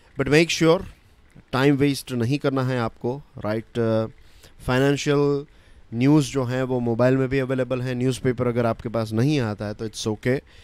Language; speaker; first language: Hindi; non-native, local second language; Gujarati